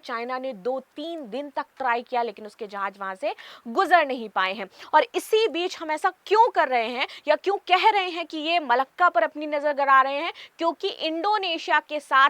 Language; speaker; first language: Hindi; native; Hindi